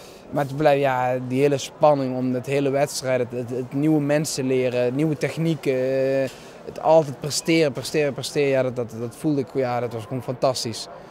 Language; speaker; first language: Dutch; non-native, fluent; Spanish